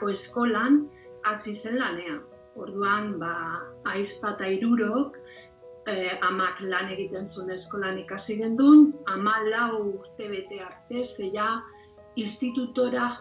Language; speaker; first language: Basque; non-native, local second language; Spanish